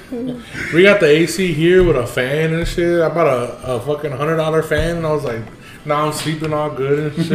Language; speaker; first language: English; early bilingual, other home language; Spanish